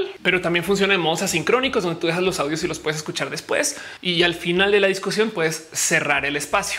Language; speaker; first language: Spanish; native; Spanish